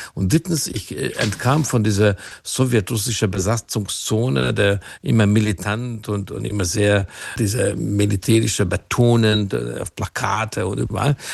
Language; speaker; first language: German; non-native, fluent; Hungarian